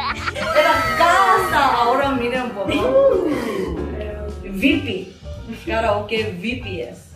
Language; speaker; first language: Spanish; non-native, learner; Korean